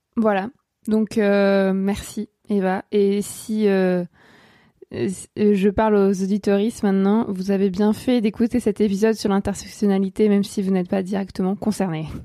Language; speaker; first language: French; native; French